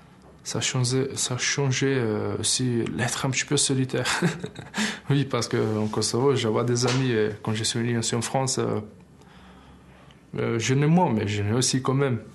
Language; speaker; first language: French; early bilingual, other home language; Albanian